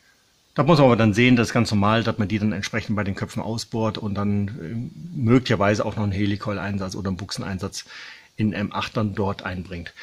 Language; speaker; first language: German; native; German